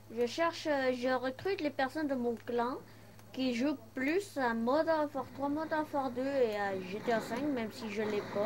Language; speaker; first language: French; non-native, local second language; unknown